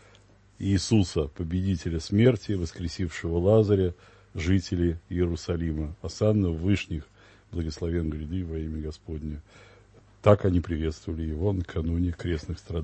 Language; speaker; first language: Russian; native; Russian